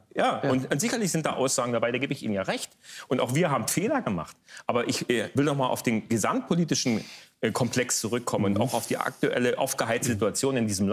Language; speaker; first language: German; native; German